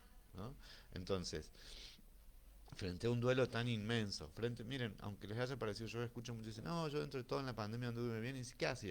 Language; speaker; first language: Spanish; native; Spanish